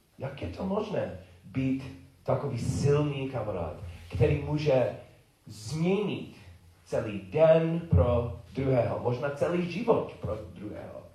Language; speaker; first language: Czech; non-native, learner; English